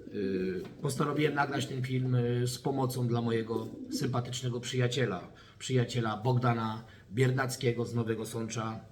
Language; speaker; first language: Polish; native; Polish